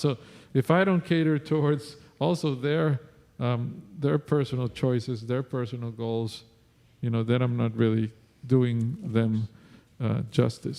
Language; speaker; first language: English; non-native, fluent; Spanish